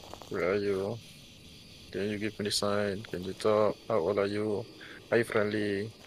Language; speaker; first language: English; non-native, local second language; Malay